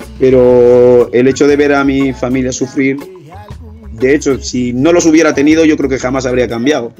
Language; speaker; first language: Spanish; early bilingual, other home language; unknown